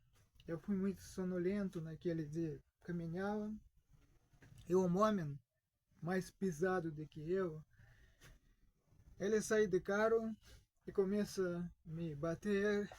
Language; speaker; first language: Portuguese; non-native, fluent; Russian